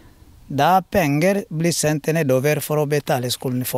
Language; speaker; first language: Norwegian; non-native, learner; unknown